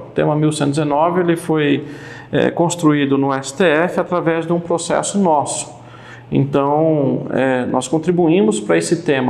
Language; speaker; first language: Portuguese; native; Portuguese